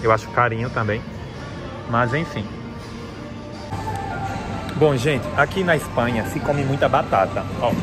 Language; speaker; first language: Portuguese; native; Portuguese